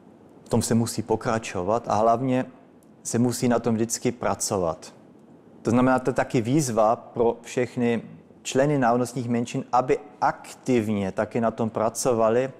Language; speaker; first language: Czech; early bilingual, heritage; Czech